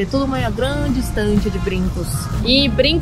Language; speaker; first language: Portuguese; native; Portuguese